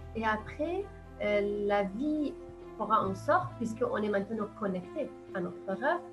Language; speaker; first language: French; non-native, local second language; Arabic